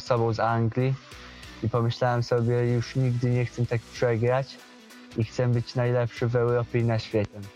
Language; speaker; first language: Polish; early bilingual, heritage; Polish